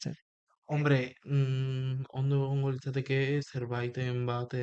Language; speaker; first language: Basque; non-native, local second language; Spanish